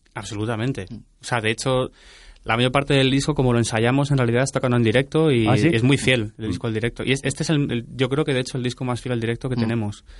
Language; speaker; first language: Spanish; native; Spanish